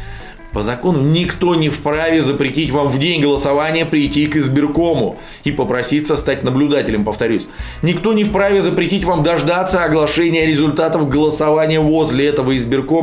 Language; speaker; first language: Russian; native; Russian